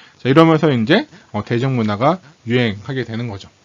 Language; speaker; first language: Korean; native; Korean